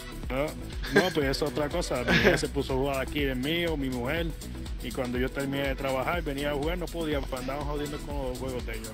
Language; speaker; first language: Spanish; early bilingual, heritage; Spanish